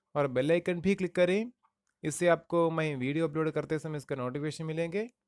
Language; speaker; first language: Hindi; non-native, local second language; Malayalam